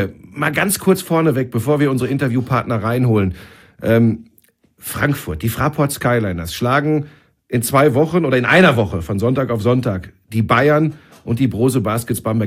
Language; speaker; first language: German; native; German